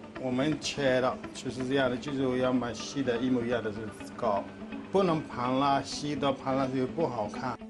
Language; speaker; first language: Chinese; non-native, learner; Arabic